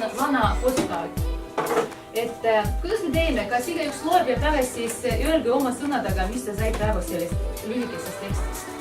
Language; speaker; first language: Estonian; non-native, local second language; Russian